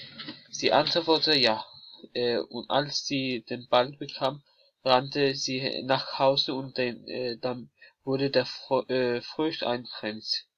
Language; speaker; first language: German; non-native, learner; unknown